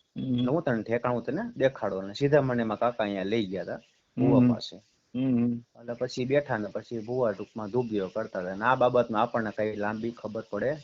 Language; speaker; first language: Gujarati; native; Gujarati